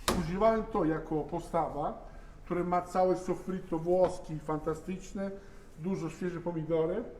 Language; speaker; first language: Polish; non-native, learner; Italian